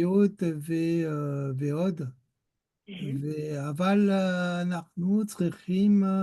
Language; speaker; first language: Hebrew; non-native, learner; French